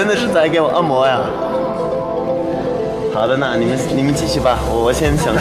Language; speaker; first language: Chinese; non-native, learner; English